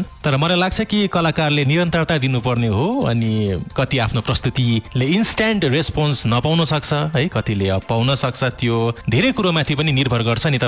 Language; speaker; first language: Nepali; native; Nepali